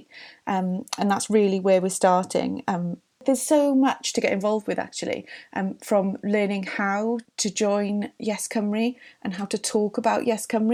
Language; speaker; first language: English; native; English